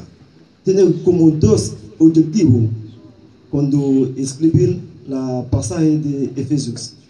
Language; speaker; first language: Spanish; non-native, learner; Haitian Creole